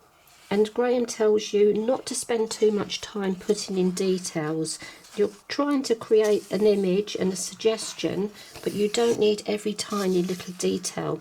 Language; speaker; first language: English; native; English